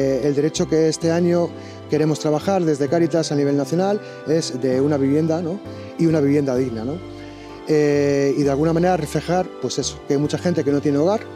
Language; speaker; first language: Spanish; native; Spanish